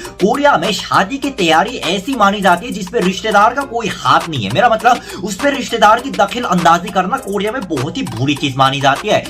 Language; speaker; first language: Hindi; non-native, fluent; Korean